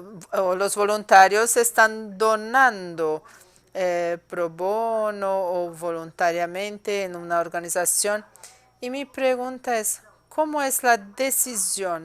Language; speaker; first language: Spanish; non-native, fluent; Portuguese